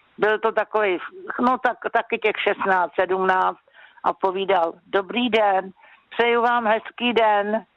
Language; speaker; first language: Czech; native; Czech